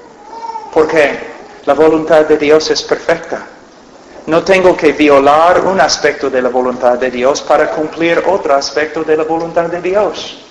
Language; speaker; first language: Spanish; non-native, fluent; English